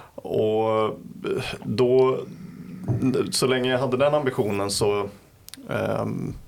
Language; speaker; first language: Swedish; native; Swedish